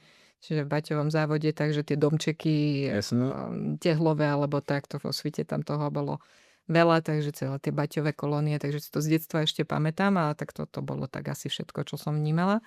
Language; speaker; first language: Slovak; native; Slovak